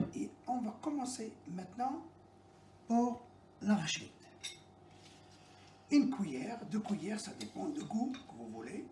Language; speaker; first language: French; non-native, local second language; Arabic